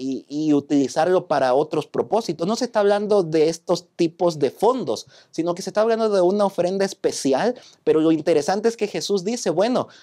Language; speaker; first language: Spanish; native; Spanish